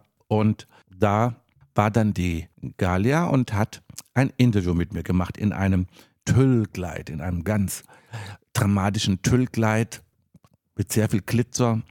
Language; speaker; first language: German; native; German